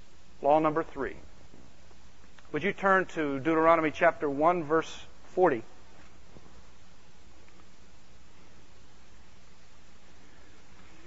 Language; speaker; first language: English; native; English